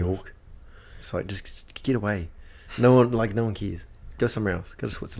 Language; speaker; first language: English; native; English